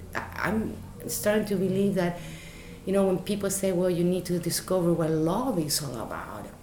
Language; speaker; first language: English; non-native, fluent; Spanish